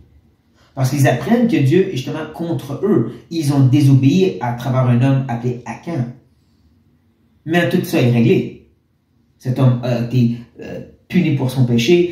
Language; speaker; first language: French; native; French